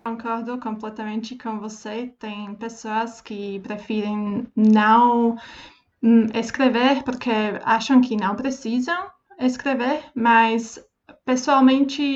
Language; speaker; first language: Portuguese; non-native, fluent; Slovak